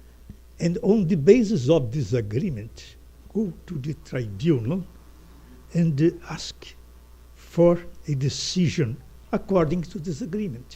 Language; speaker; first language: English; non-native, fluent; Portuguese